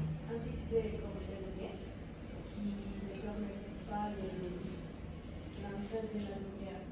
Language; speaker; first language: French; non-native, learner; Spanish